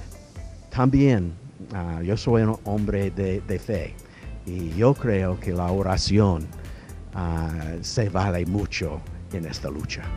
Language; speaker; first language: Spanish; non-native, fluent; English